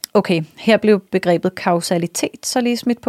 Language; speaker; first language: Danish; native; Danish